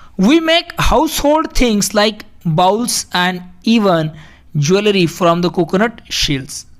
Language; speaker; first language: Hindi; native; Hindi